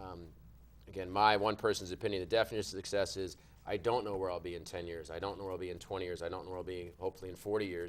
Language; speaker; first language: English; native; English